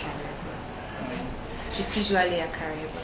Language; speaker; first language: French; non-native, learner; English